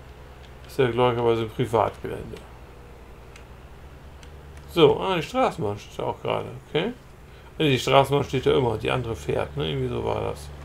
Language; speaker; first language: German; native; German